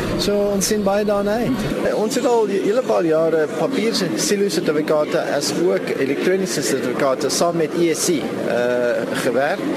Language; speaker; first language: Afrikaans; non-native, local second language; English